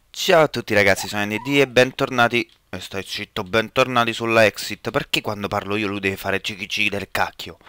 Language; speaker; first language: Italian; native; Italian